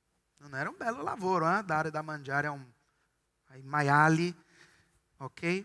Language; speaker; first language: Italian; non-native, fluent; Portuguese